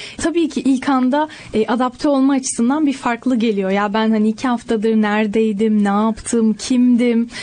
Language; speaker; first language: Turkish; native; Turkish